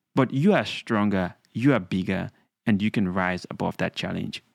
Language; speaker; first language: English; non-native, local second language; Krio